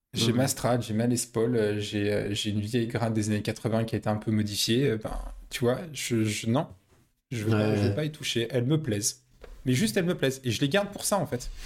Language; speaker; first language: French; native; French